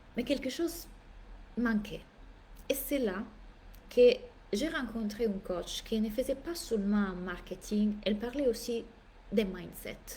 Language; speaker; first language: French; non-native, fluent; Italian